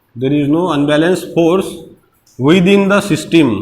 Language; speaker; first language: English; non-native, local second language; Marathi